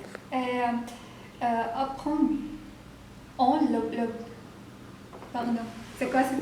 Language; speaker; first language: French; non-native, learner; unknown